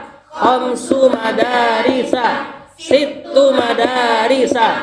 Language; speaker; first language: Arabic; non-native, fluent; Indonesian